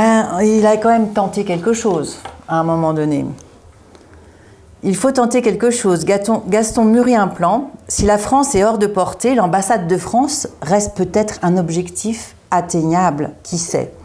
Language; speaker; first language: French; native; French